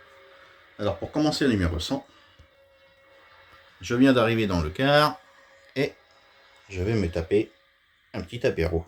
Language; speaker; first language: French; native; French